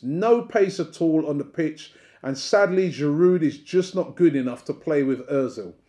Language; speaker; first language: English; native; English